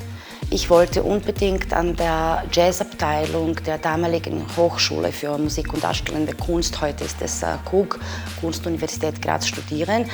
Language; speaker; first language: German; non-native, fluent; Serbian